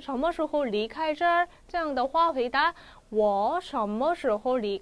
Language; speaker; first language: Chinese; non-native, fluent; Korean